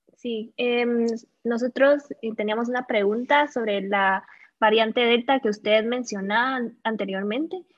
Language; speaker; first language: Spanish; native; Spanish